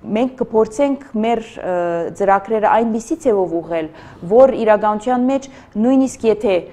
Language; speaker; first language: Armenian; early bilingual, heritage; Armenian